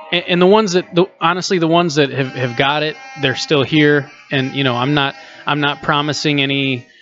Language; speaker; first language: English; native; English